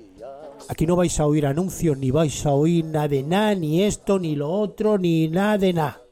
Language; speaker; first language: Spanish; native; Spanish